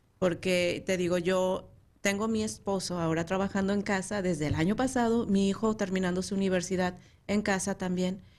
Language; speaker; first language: Spanish; native; Spanish